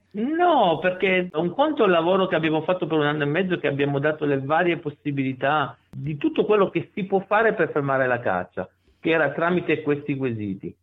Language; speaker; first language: Italian; native; Italian